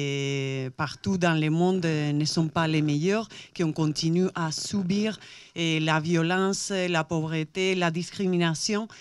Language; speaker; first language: French; non-native, fluent; Spanish